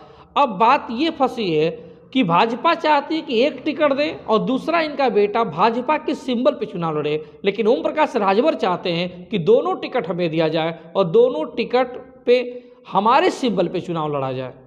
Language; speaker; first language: Hindi; native; Hindi